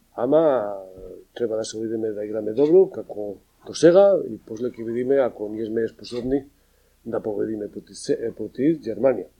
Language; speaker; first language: Macedonian; non-native, learner; Spanish